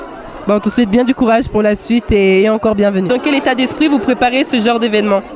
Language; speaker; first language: French; native; French